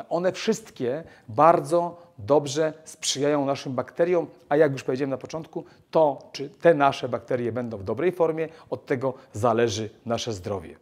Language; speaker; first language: Polish; native; Polish